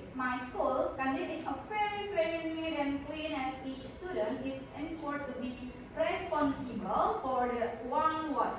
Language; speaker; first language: English; non-native, learner; Indonesian